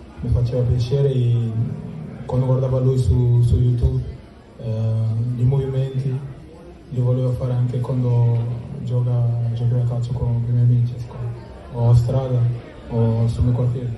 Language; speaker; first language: Italian; non-native, learner; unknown